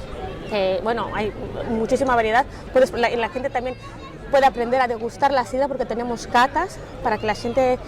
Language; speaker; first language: Spanish; native; Spanish